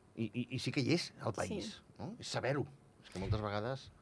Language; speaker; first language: Catalan; native; Catalan